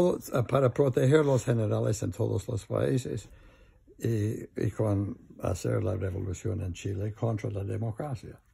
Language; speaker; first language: Spanish; non-native, learner; English